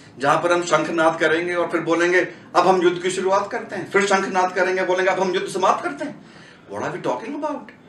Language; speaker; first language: Hindi; native; Hindi